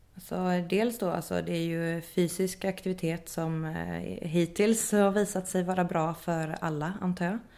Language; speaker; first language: Swedish; native; Swedish